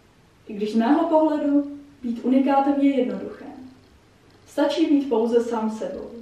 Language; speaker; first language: Czech; early bilingual, heritage; Czech